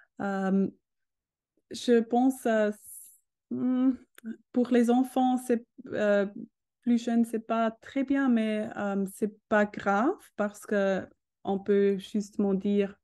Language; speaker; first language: French; non-native, learner; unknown